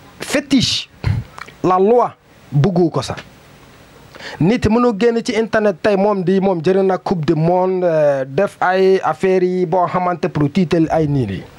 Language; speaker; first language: Wolof; non-native, learner; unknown